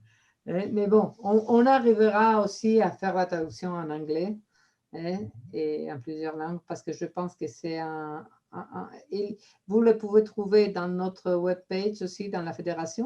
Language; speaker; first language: French; non-native, fluent; Spanish